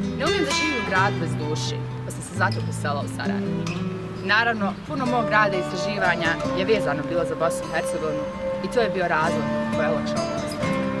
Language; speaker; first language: Croatian; early bilingual, heritage; Croatian